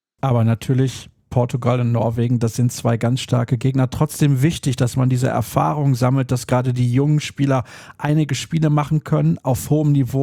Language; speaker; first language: German; native; German